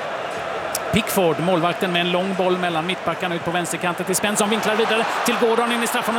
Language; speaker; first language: Swedish; native; Swedish